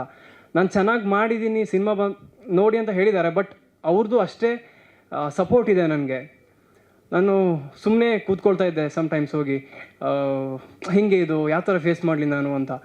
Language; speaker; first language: Kannada; non-native, local second language; Tulu